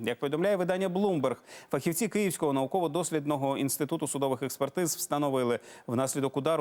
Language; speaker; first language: Ukrainian; native; Ukrainian